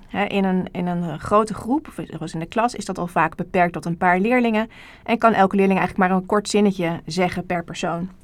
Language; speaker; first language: Dutch; native; Dutch